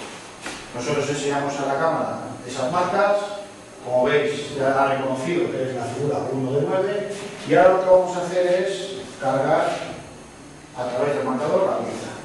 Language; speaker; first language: Spanish; native; Spanish